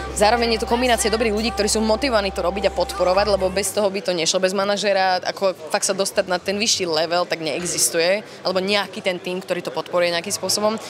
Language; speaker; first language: Slovak; early bilingual, other home language; English